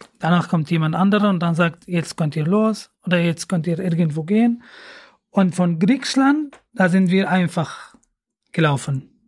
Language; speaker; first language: German; non-native, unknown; Arabic